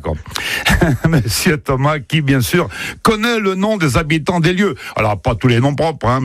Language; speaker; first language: French; native; French